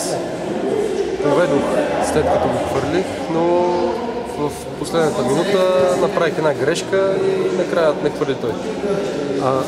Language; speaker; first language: Bulgarian; native; Bulgarian